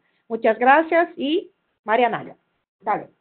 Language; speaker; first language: Spanish; non-native, fluent; Portuguese